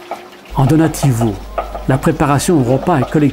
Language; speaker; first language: French; native; French